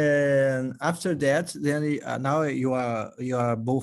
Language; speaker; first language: English; non-native, fluent; Portuguese